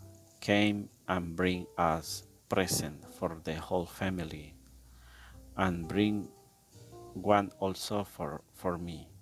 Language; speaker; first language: English; non-native, learner; Spanish